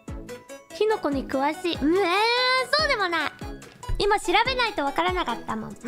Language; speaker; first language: Japanese; non-native, learner; English